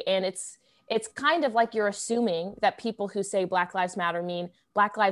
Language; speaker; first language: English; native; English